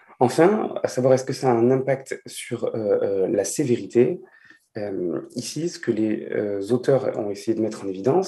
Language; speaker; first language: French; native; French